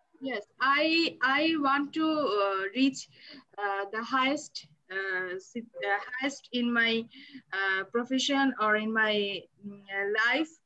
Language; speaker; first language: English; non-native, learner; Bangla